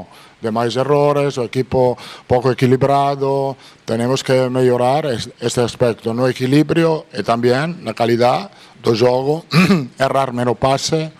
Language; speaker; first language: Portuguese; non-native, fluent; Italian